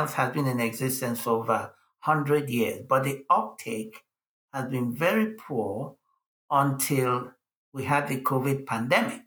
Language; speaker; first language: English; non-native, local second language; Igbo